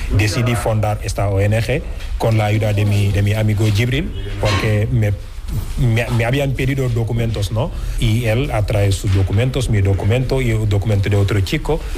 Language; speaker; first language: Spanish; non-native, fluent; Wolof